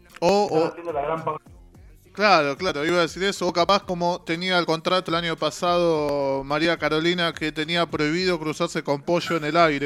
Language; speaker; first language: Spanish; native; Spanish